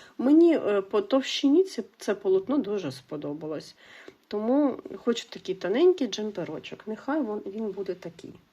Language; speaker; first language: Ukrainian; non-native, local second language; Russian